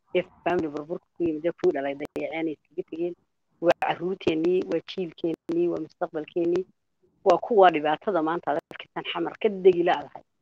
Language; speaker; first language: Somali; native; Somali